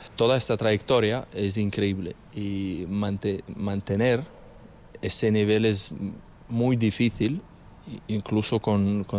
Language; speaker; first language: Spanish; non-native, fluent; Ukrainian